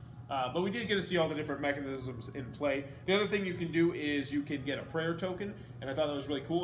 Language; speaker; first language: English; native; English